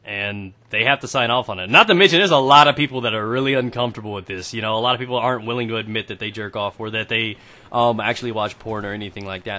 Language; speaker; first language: English; native; English